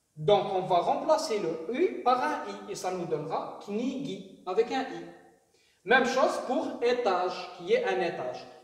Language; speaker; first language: French; non-native, local second language; Arabic